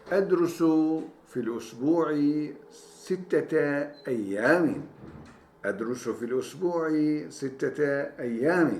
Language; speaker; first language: Arabic; non-native, fluent; Turkish